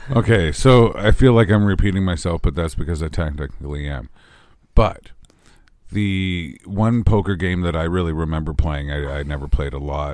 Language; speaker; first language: English; native; English